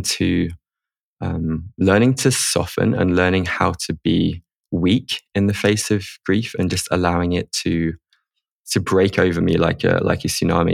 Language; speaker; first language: English; native; English